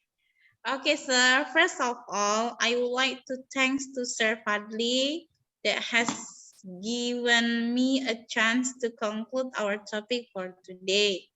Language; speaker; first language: English; non-native, learner; Indonesian